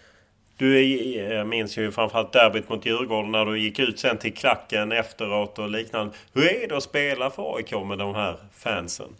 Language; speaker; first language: Swedish; native; Swedish